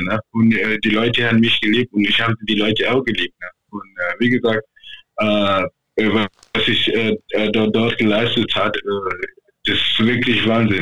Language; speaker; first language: German; non-native, fluent; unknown